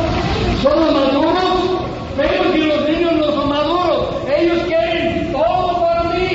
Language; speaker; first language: Spanish; non-native, fluent; English